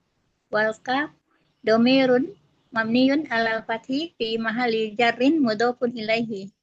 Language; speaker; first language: Arabic; non-native, learner; Indonesian